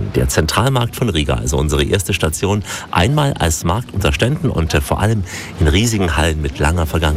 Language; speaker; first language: German; native; German